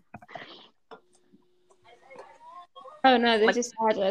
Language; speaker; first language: English; non-native, fluent; Swedish